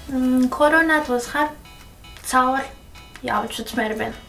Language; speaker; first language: Mongolian; non-native, learner; Spanish